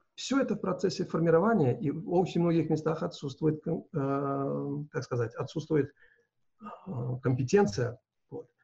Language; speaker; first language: Russian; non-native, local second language; Uzbek